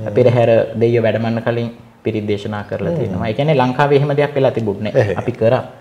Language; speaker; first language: Sinhala; non-native, local second language; Tamil